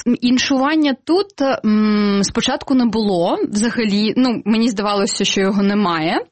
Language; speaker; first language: Ukrainian; non-native, local second language; Crimean Tatar